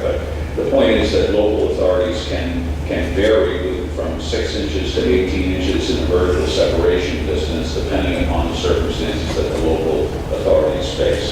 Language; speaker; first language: English; native; English